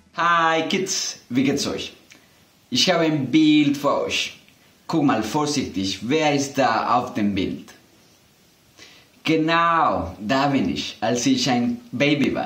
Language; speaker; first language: German; non-native, fluent; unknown